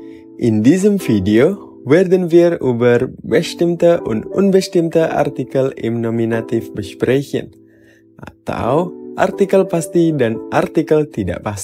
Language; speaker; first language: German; non-native, fluent; Indonesian